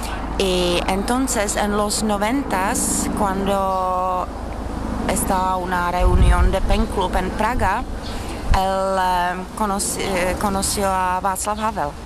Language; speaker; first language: Spanish; non-native, learner; Czech